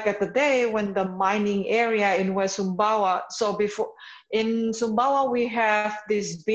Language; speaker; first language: English; non-native, fluent; Indonesian